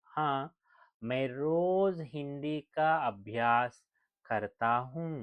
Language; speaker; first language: Hindi; non-native, local second language; Telugu